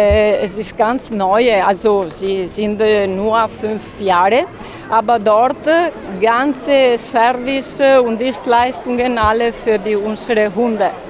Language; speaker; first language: German; non-native, learner; Italian